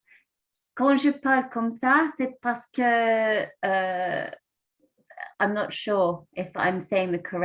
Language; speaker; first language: French; non-native, learner; English